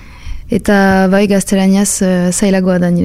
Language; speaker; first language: Basque; non-native, local second language; French